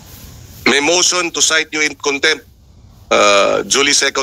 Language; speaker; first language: English; non-native, local second language; Filipino